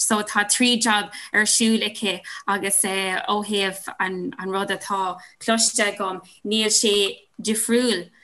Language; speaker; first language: Irish; non-native, local second language; English